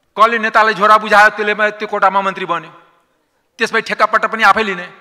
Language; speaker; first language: Nepali; non-native, local second language; Maithili